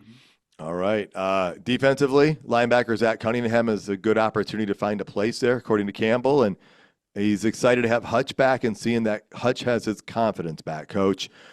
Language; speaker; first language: English; native; English